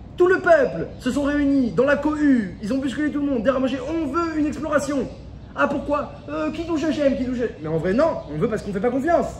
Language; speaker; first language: French; native; French